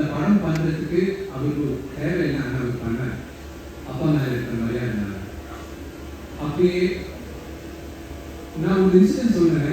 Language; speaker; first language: Tamil; non-native, local second language; Telugu